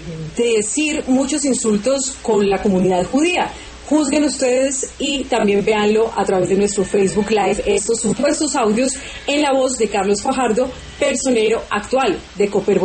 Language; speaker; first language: Spanish; native; Spanish